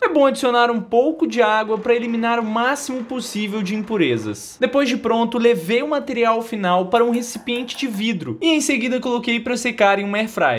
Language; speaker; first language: Portuguese; native; Portuguese